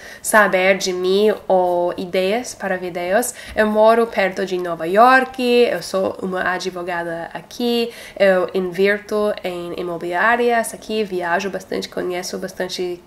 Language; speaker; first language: Portuguese; non-native, fluent; English